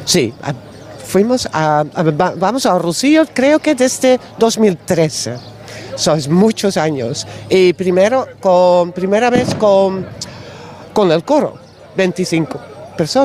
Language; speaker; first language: Spanish; non-native, learner; Dutch